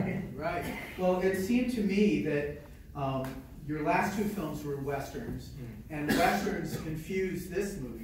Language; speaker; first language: English; native; English